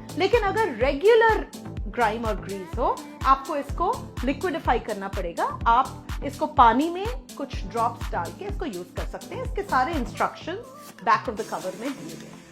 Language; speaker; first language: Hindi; non-native, local second language; Bangla